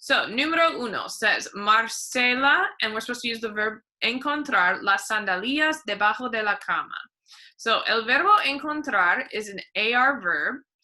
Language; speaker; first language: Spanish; non-native, fluent; English